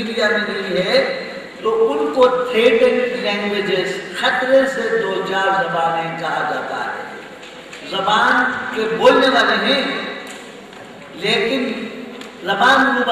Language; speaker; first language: Urdu; non-native, local second language; Khowar